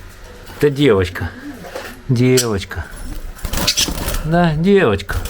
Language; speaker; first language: Russian; native; Russian